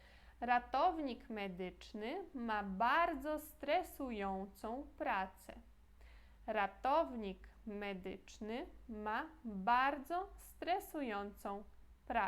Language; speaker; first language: Polish; non-native, fluent; Portuguese